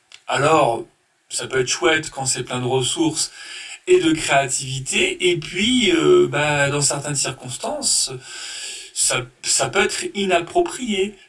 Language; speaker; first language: French; native; French